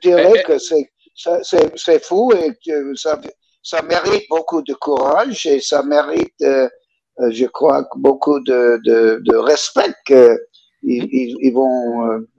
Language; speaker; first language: French; non-native, fluent; English